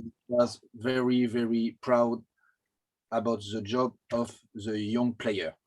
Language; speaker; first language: English; non-native, learner; French